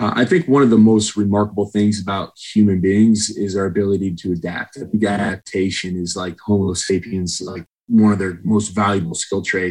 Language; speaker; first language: English; native; English